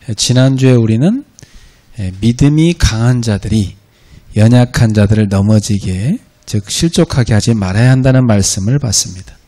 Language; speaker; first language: Korean; native; Korean